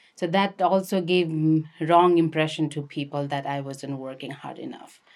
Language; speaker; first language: English; non-native, local second language; Nepali